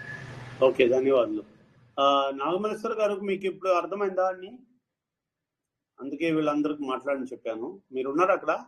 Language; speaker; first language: Telugu; non-native, learner; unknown